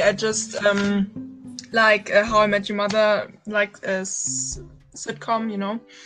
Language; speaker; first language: English; non-native, learner; German